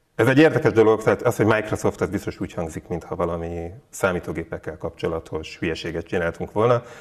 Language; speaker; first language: Hungarian; native; Hungarian